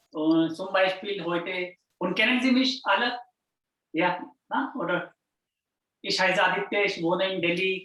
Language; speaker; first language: German; non-native, fluent; Hindi